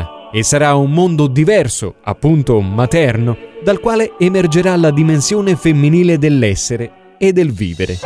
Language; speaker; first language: Italian; native; Italian